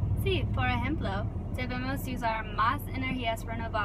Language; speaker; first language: Spanish; non-native, learner; English